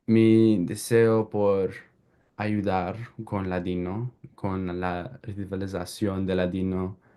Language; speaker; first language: Spanish; non-native, learner; English